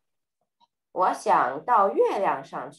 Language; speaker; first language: Chinese; early bilingual, heritage; Chinese